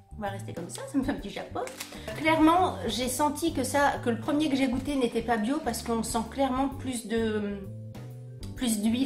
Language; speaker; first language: French; native; French